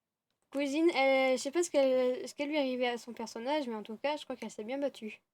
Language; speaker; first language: French; native; French